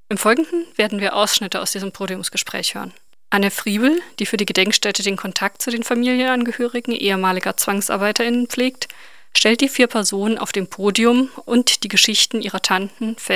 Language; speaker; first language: German; native; German